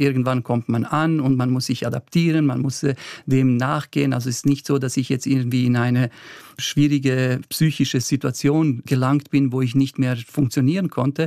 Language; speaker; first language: German; early bilingual, other home language; Bosnian